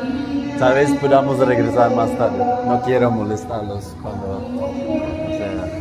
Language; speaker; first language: Spanish; non-native, fluent; Swedish